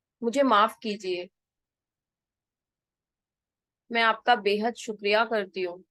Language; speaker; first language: Hindi; native; Hindi